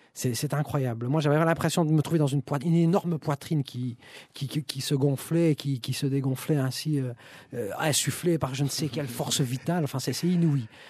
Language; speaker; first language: French; early bilingual, other home language; Italian